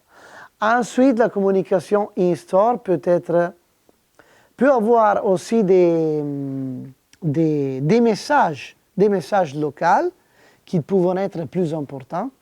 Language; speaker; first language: French; non-native, fluent; Italian